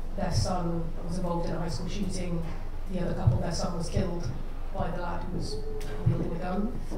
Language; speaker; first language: English; native; English